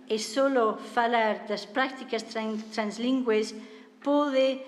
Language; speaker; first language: Galician; non-native, fluent; English